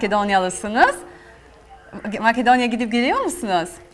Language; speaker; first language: Turkish; non-native, fluent; Albanian